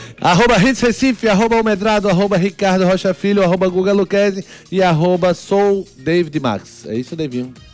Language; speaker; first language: Portuguese; native; Portuguese